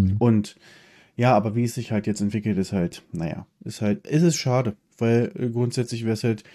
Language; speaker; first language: German; early bilingual, other home language; Polish